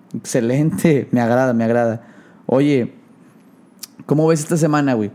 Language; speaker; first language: Spanish; native; Spanish